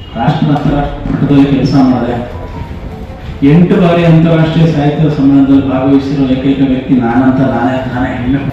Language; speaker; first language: Kannada; non-native, local second language; Lambadi